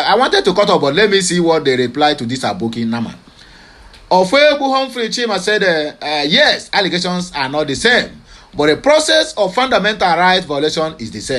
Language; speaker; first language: English; non-native, local second language; Igbo